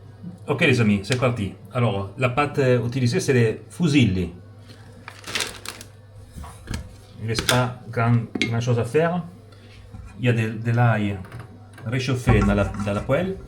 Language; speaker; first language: French; non-native, fluent; Italian